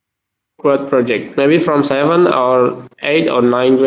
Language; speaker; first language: English; non-native, learner; Indonesian